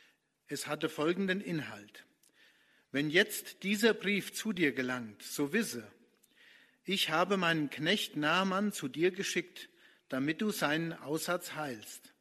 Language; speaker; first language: German; native; German